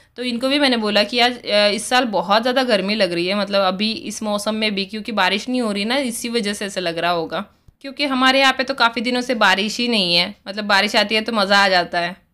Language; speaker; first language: Hindi; native; Hindi